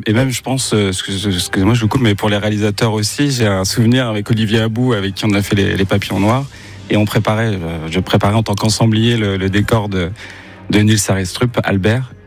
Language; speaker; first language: French; native; French